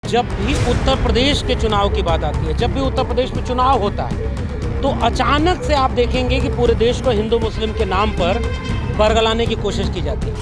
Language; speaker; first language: Hindi; native; Hindi